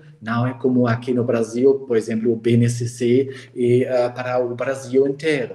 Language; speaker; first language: Portuguese; non-native, fluent; German